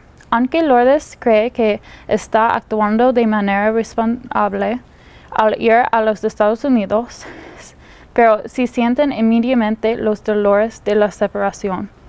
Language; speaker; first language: Spanish; non-native, learner; English